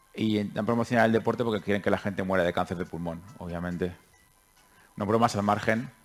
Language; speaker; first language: Spanish; native; Spanish